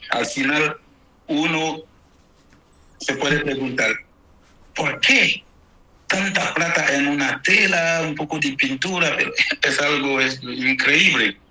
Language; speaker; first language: Spanish; non-native, fluent; Haitian Creole